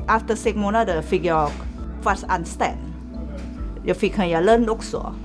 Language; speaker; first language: Swedish; non-native, learner; Thai